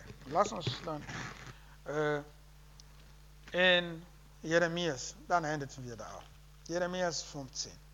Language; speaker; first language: German; non-native, learner; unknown